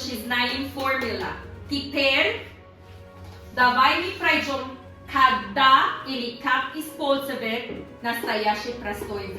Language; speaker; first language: Russian; non-native, learner; Tajik